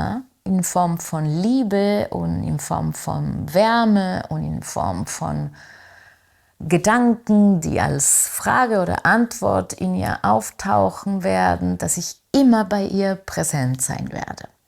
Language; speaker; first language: German; non-native, fluent; Spanish